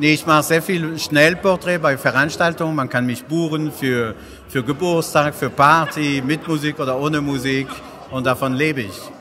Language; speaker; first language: German; non-native, fluent; French